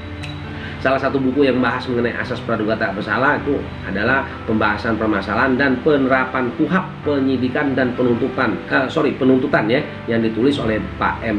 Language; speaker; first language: Indonesian; native; Indonesian